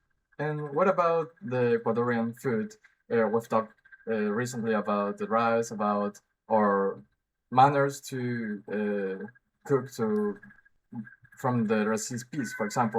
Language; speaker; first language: English; non-native, learner; Spanish